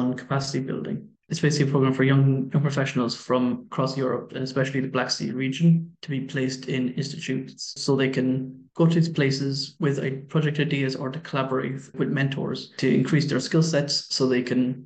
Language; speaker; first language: English; native; English